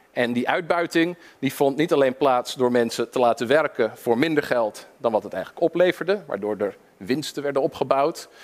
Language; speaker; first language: Dutch; early bilingual, other home language; English